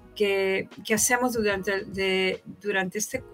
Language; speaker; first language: Spanish; native; Spanish